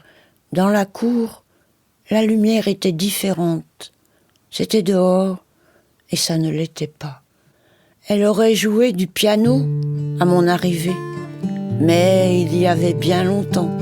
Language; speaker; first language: French; native; French